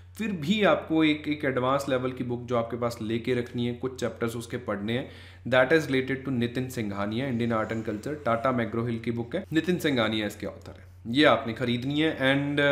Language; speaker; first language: Hindi; native; Hindi